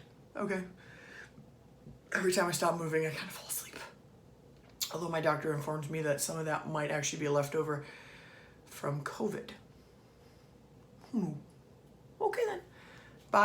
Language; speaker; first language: English; native; English